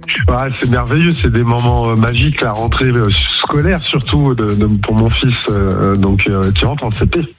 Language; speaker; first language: French; native; French